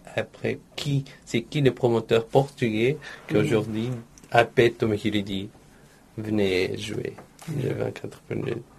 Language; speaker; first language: French; non-native, learner; Portuguese